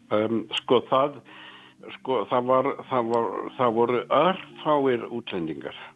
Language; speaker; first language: Icelandic; non-native, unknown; English